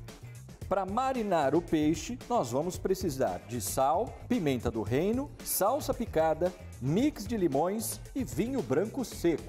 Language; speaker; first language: Portuguese; native; Portuguese